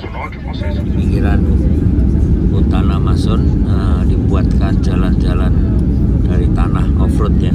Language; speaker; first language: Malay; non-native, local second language; Javanese